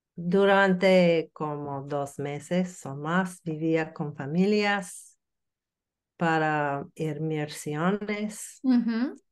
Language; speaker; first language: Spanish; non-native, learner; English